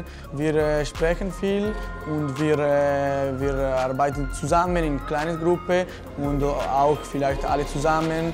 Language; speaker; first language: German; non-native, fluent; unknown